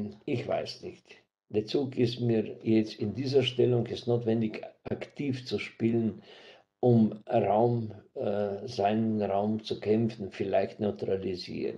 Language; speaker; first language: German; non-native, fluent; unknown